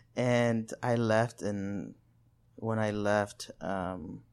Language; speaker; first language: English; non-native, fluent; Spanish